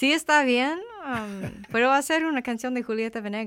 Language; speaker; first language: Spanish; non-native, learner; English